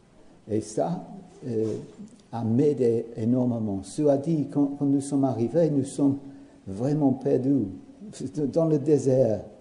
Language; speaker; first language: French; non-native, learner; English